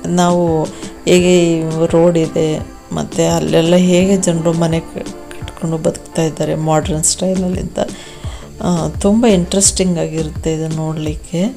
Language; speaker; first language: Kannada; non-native, local second language; Kodava